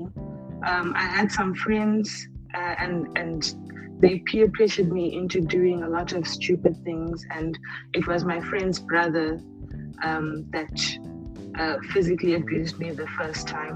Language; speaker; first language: English; native; English